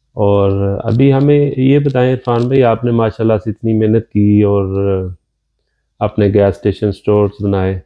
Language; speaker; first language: Urdu; non-native, local second language; Punjabi